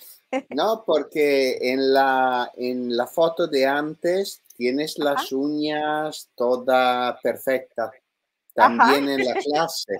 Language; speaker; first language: Spanish; non-native, learner; Italian